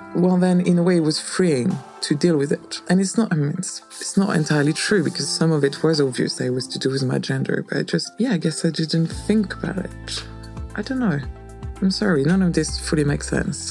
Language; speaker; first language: English; non-native, fluent; French